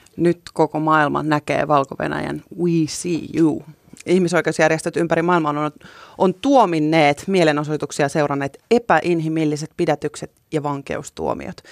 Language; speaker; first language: Finnish; native; Finnish